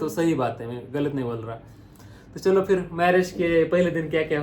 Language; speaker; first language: Hindi; non-native, local second language; Marathi